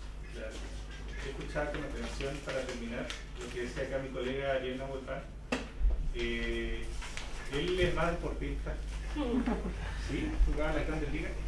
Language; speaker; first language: Spanish; native; Spanish